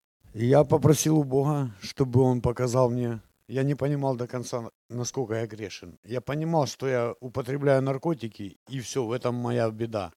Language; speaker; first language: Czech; non-native, learner; Russian